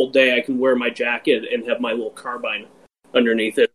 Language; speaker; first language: English; native; English